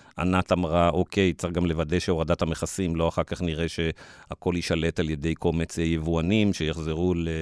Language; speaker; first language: Hebrew; native; Hebrew